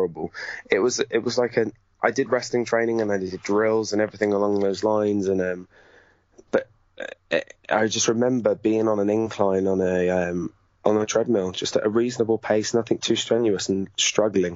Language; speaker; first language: English; native; English